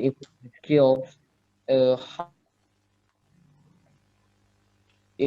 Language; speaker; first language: English; non-native, learner; Indonesian